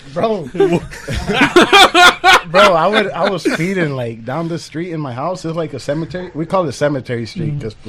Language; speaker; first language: English; early bilingual, other home language; Spanish